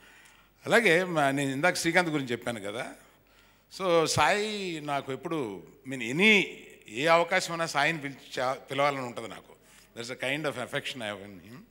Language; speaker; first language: Telugu; native; Telugu